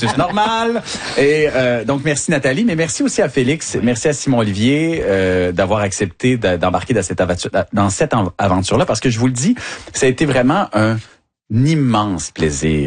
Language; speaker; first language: French; native; French